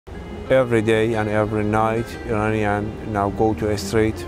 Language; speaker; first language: English; non-native, learner; Persian